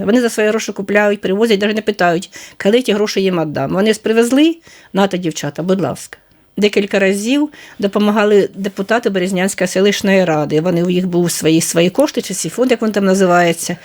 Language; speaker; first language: Ukrainian; native; Ukrainian